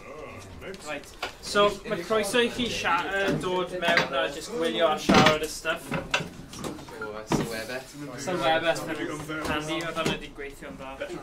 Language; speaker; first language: Welsh; native; Welsh